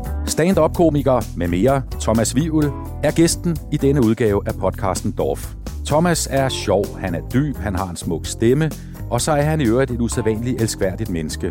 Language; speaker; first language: Danish; native; Danish